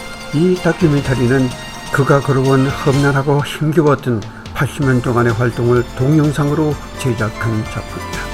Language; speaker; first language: Korean; native; Korean